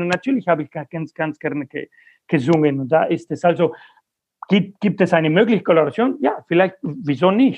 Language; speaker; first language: German; non-native, fluent; Spanish